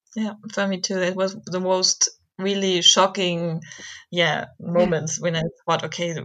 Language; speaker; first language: English; non-native, fluent; German